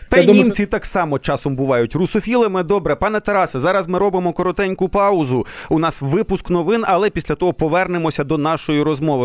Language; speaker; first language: Ukrainian; native; Ukrainian